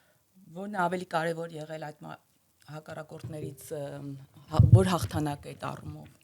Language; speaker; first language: Armenian; early bilingual, heritage; Armenian